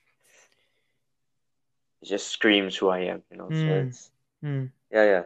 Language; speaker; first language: English; native; English